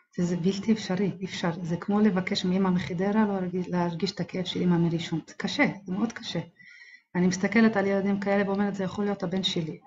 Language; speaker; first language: Hebrew; non-native, local second language; Arabic